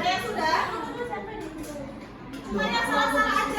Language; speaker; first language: Indonesian; native; Indonesian